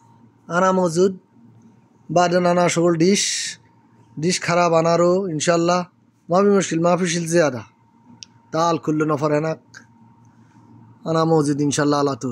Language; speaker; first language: Arabic; non-native, learner; Bangla